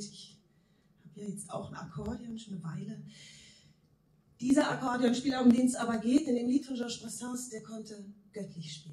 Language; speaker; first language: German; native; German